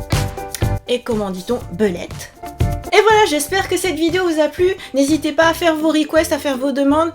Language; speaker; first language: French; native; French